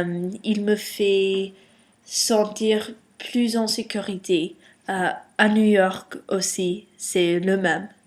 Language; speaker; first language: French; non-native, learner; English